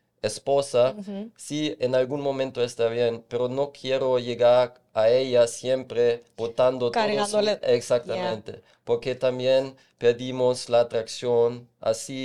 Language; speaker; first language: Spanish; non-native, fluent; German